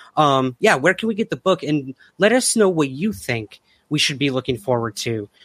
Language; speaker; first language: English; native; English